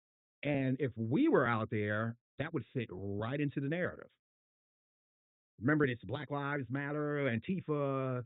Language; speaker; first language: English; native; English